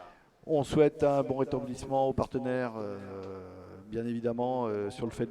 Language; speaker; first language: French; native; French